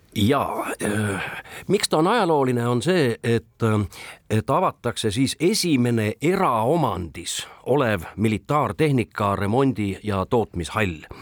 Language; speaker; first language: Estonian; native; Estonian